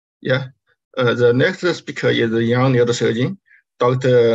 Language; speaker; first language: English; non-native, learner; Chinese